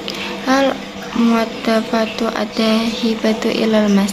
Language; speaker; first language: Arabic; non-native, learner; Indonesian